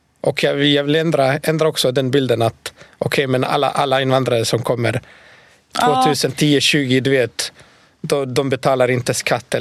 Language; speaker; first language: Swedish; non-native, fluent; Bosnian